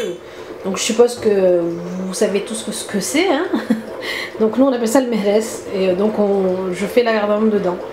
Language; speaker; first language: French; native; French